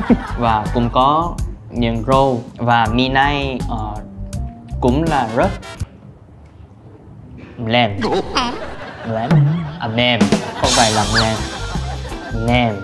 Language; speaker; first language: Vietnamese; non-native, fluent; Korean